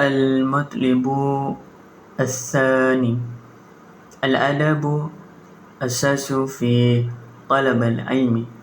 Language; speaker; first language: Arabic; non-native, learner; Malay